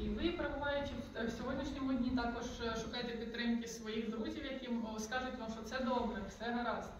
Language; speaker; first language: Ukrainian; native; Ukrainian